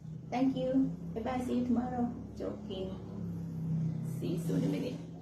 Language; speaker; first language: English; non-native, learner; Thai